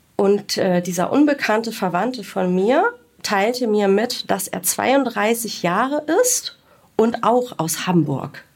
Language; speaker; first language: German; early bilingual, other home language; Greek